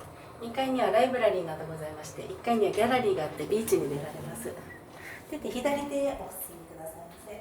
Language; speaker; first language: Japanese; native; Japanese